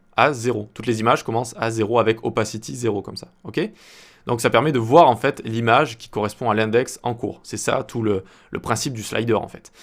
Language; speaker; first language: French; native; French